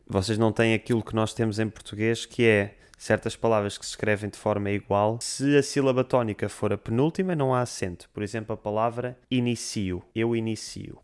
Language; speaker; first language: Portuguese; native; Portuguese